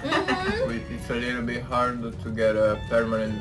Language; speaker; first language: English; non-native, learner; Italian